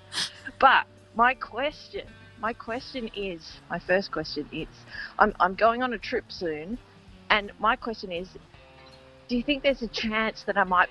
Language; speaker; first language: English; native; English